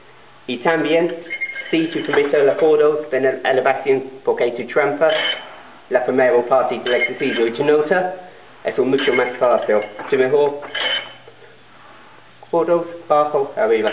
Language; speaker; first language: Spanish; non-native, learner; English